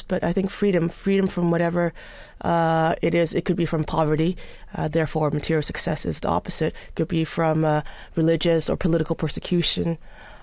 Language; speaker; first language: English; native; English